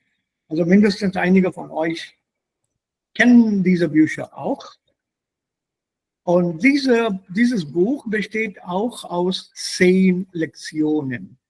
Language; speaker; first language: German; non-native, fluent; Hindi